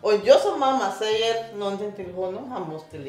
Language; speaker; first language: Swedish; non-native, learner; Spanish